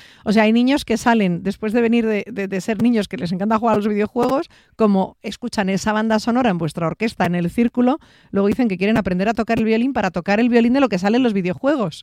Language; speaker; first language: Spanish; native; Spanish